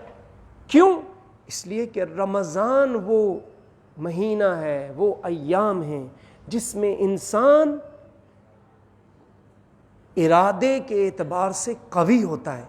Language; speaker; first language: Urdu; native; Urdu